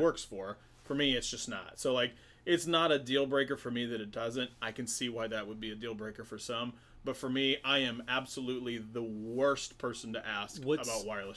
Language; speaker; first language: English; native; English